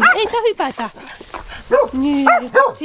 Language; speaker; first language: Finnish; native; Finnish